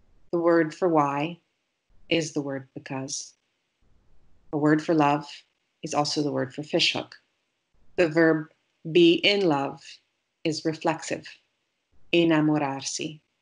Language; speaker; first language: English; native; English